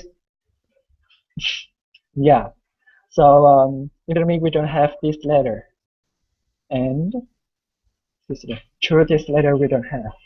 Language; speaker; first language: English; non-native, learner; Vietnamese